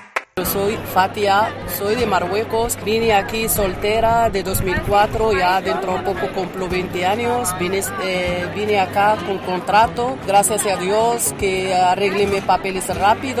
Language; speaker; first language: Spanish; non-native, learner; Arabic